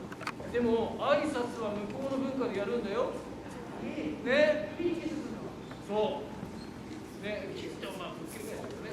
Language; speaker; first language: Japanese; native; Japanese